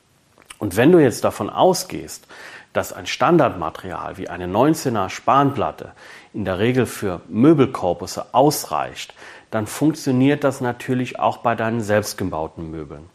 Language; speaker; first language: German; native; German